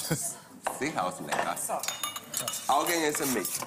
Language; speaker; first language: German; non-native, fluent; Spanish